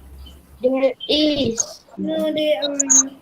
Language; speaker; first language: English; non-native, learner; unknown